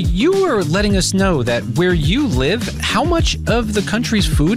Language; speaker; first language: English; native; English